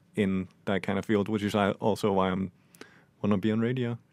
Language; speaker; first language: English; non-native, fluent; Danish